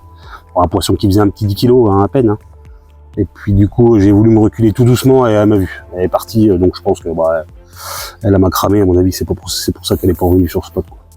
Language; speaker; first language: French; native; French